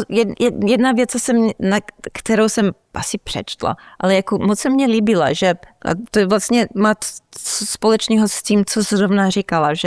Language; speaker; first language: Czech; early bilingual, heritage; Czech